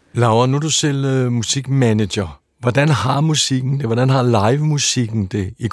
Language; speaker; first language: Danish; native; Danish